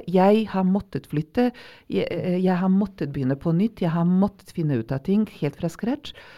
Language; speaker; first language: Norwegian; non-native, fluent; Hungarian